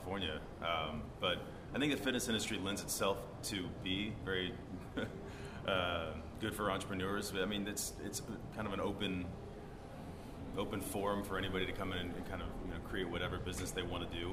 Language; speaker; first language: English; native; English